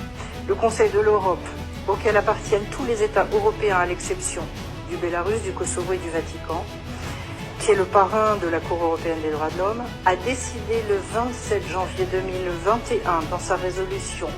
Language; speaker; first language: French; native; French